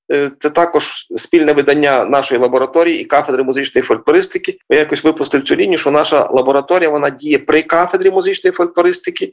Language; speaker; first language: Ukrainian; native; Ukrainian